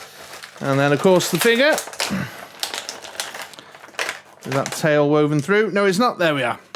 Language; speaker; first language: English; native; English